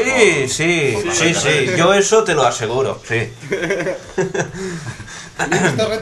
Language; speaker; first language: Spanish; native; Spanish